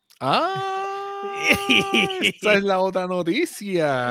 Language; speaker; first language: Spanish; native; Spanish